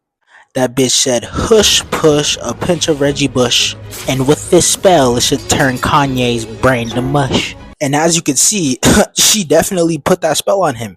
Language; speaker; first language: English; native; English